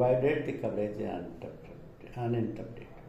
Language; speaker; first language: English; non-native, local second language; Hindi